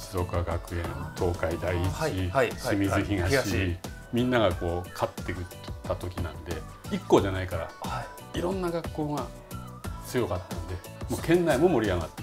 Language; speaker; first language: Japanese; native; Japanese